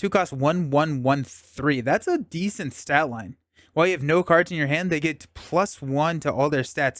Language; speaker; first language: English; native; English